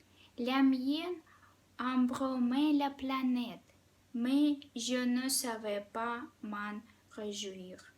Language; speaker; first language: French; non-native, fluent; Russian